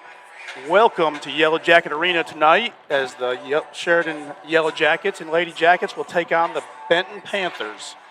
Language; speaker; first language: English; native; English